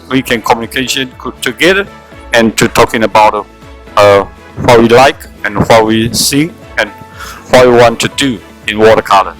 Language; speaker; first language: English; non-native, learner; Chinese